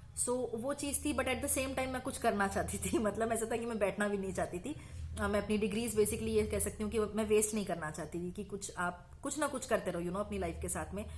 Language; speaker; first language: Hindi; native; Hindi